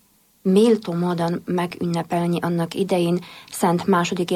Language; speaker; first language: Hungarian; non-native, fluent; Polish